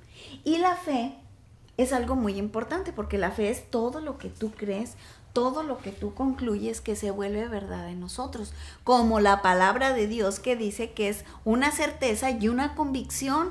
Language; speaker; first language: Spanish; native; Spanish